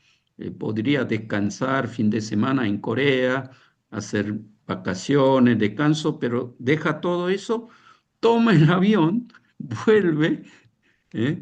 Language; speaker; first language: Spanish; non-native, fluent; Korean